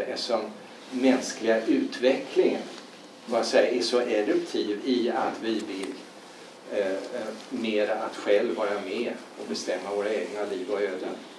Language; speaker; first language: Swedish; native; Swedish